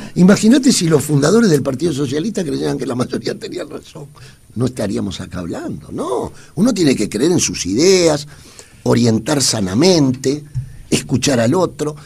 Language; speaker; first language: Spanish; native; Spanish